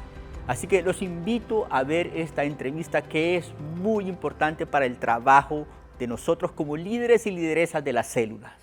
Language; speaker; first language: Spanish; native; Spanish